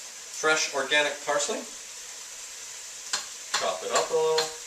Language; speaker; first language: English; native; English